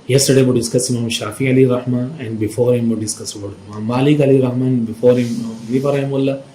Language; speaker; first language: English; non-native, local second language; Urdu